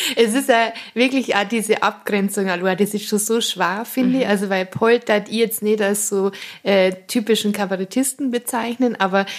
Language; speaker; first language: German; native; German